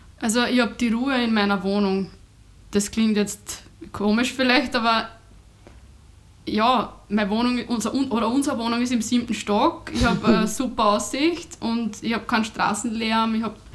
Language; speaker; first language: German; native; German